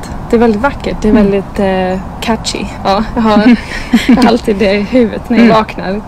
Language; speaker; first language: Swedish; non-native, fluent; English